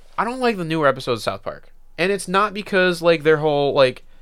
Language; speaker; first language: English; early bilingual, other home language; Filipino